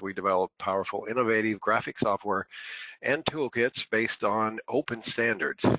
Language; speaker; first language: English; native; English